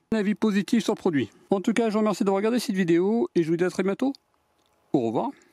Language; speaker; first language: French; native; French